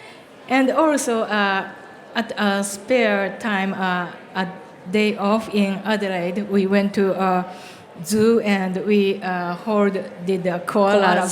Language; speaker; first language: English; non-native, learner; Japanese